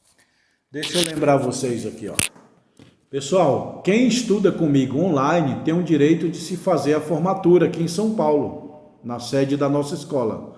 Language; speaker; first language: Portuguese; native; Portuguese